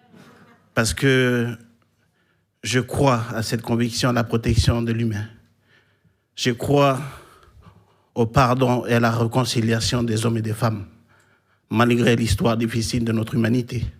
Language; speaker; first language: French; non-native, local second language; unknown